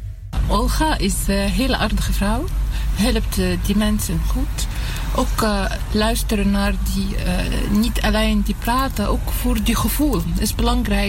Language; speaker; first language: Dutch; non-native, learner; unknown